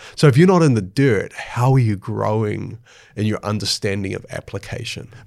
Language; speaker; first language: English; native; English